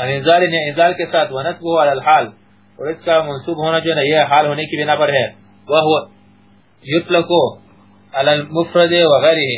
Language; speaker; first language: Urdu; native; Urdu